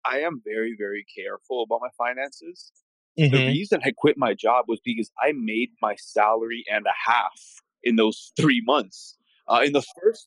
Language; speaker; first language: English; native; English